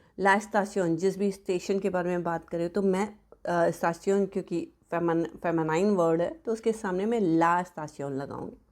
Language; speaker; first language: Hindi; native; Hindi